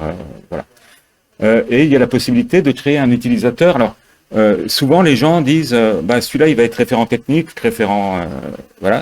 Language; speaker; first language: French; native; French